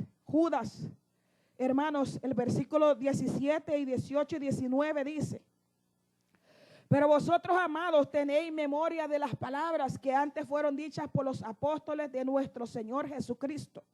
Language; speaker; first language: Spanish; native; Spanish